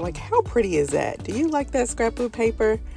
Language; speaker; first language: English; native; English